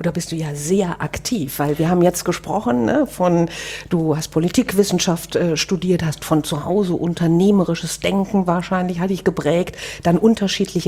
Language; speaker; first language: German; native; German